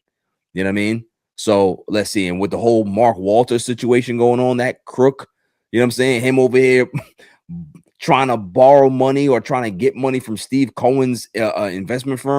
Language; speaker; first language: English; native; English